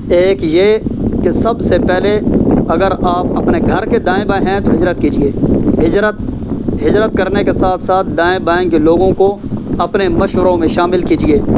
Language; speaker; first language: Urdu; non-native, local second language; Punjabi